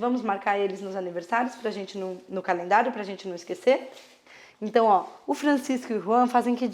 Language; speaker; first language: Portuguese; native; Portuguese